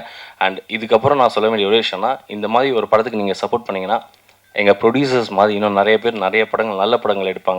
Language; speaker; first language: Tamil; native; Tamil